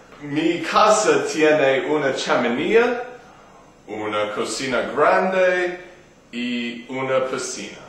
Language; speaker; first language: Spanish; non-native, learner; English